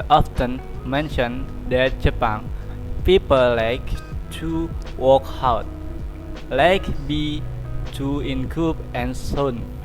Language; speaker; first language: English; non-native, learner; Indonesian